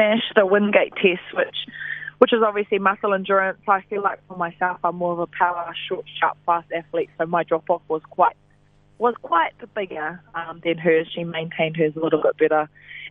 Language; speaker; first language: English; native; English